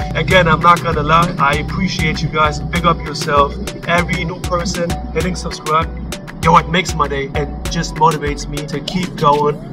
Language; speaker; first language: English; native; English